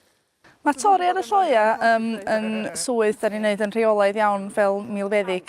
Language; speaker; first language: Welsh; native; Welsh